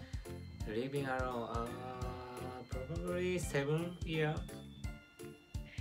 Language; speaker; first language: English; non-native, learner; Japanese